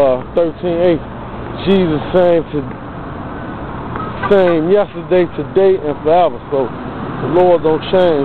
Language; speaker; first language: English; native; English